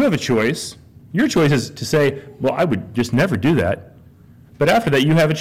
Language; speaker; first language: English; native; English